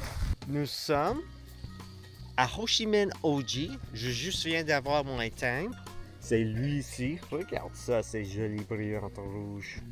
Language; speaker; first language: French; non-native, learner; English